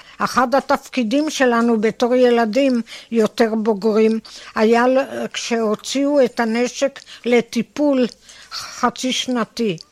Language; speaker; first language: Hebrew; native; Hebrew